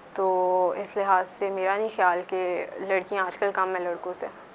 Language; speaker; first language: Urdu; native; Urdu